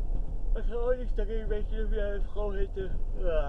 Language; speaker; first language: German; native; German